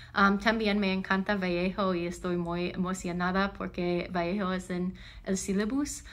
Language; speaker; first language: Spanish; non-native, learner; English